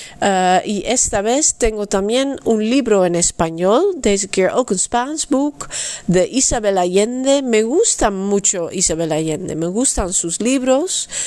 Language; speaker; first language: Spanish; non-native, fluent; Dutch